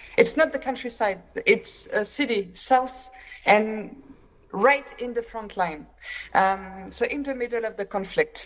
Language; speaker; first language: English; non-native, fluent; French